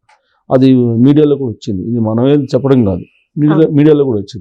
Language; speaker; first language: Telugu; native; Telugu